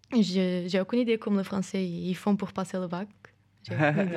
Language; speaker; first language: French; non-native, fluent; Portuguese